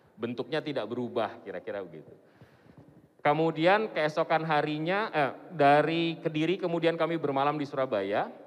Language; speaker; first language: Indonesian; native; Indonesian